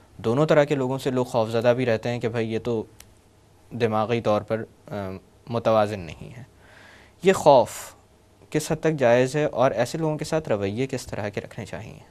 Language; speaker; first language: Urdu; native; Urdu